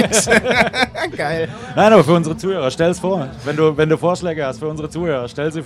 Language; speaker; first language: German; native; German